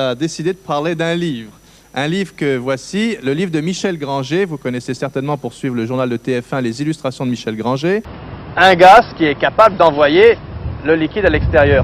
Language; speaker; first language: French; native; French